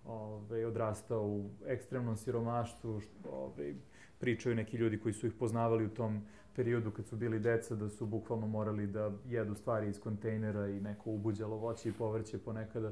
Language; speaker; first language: Serbian; native; Serbian